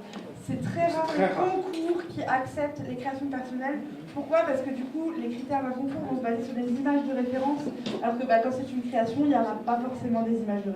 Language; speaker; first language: French; native; French